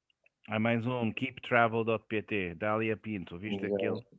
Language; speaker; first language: Portuguese; non-native, fluent; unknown